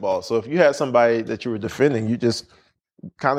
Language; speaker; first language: English; native; English